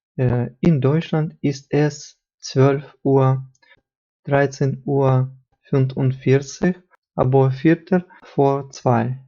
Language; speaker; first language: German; non-native, fluent; Ukrainian